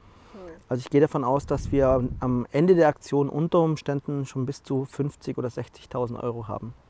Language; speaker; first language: German; native; German